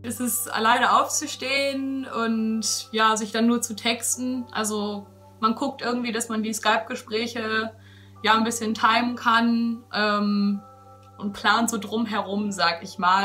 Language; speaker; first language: German; native; German